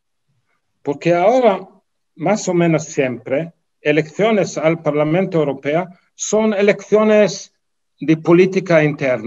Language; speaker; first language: Spanish; non-native, fluent; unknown